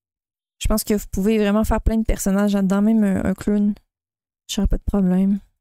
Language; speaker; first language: French; native; French